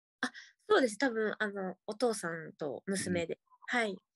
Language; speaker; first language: Japanese; native; Japanese